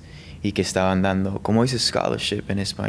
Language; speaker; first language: Spanish; early bilingual, heritage; English